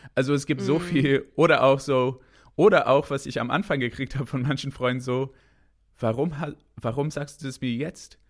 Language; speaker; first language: German; non-native, fluent; English